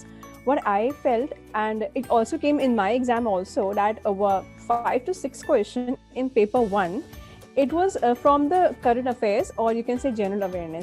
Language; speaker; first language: English; non-native, local second language; Hindi